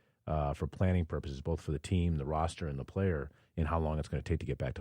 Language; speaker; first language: English; native; English